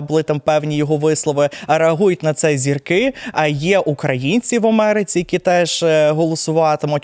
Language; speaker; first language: Ukrainian; native; Ukrainian